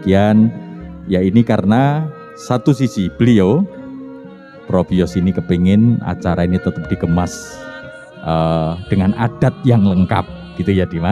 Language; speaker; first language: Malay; non-native, local second language; Javanese